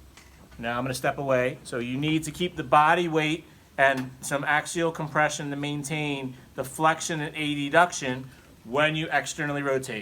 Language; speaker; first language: English; native; English